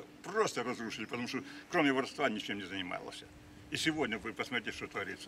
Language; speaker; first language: Russian; native; Russian